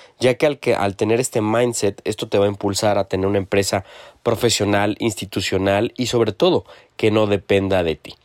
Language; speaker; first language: Spanish; native; Spanish